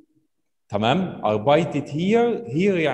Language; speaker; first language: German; non-native, fluent; Arabic